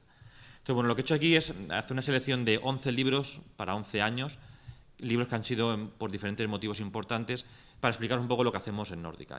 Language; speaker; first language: Spanish; native; Spanish